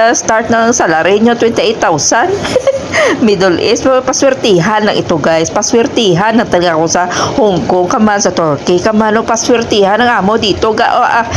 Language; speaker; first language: Filipino; non-native, local second language; Hiligaynon